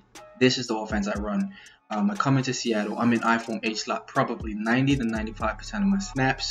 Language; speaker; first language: English; native; English